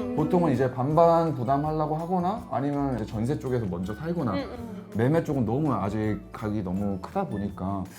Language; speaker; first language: Korean; native; Korean